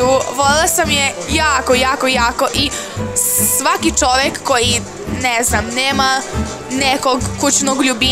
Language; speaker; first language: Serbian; early bilingual, heritage; Serbian